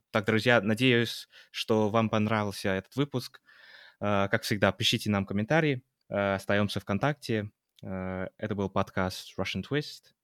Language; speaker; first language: Russian; non-native, fluent; English